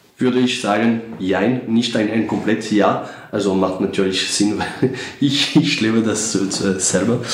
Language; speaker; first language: German; non-native, fluent; French